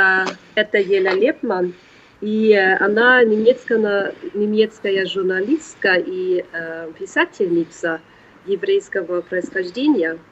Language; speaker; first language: Russian; non-native, fluent; German